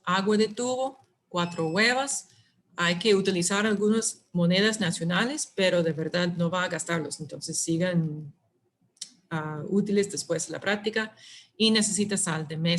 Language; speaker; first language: Spanish; non-native, fluent; English